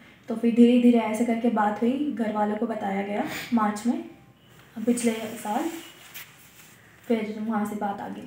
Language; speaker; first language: Hindi; early bilingual, heritage; Hindi